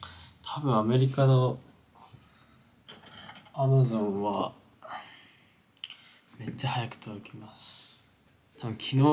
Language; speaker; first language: Japanese; native; Japanese